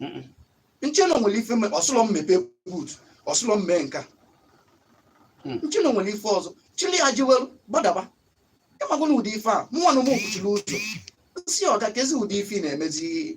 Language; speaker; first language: Igbo; native; Igbo